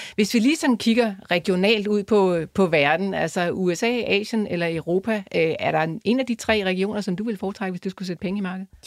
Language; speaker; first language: Danish; native; Danish